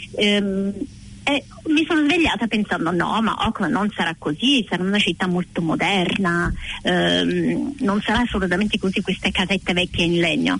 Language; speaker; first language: Italian; non-native, fluent; English